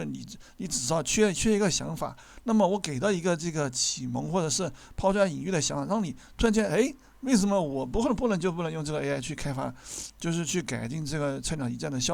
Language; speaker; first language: Chinese; native; Chinese